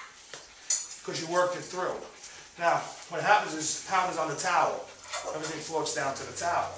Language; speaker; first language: English; native; English